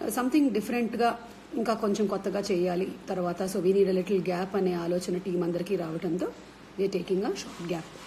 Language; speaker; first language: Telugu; non-native, local second language; Malayalam